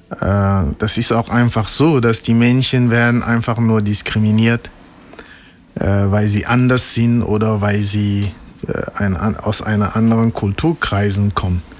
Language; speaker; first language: German; non-native, fluent; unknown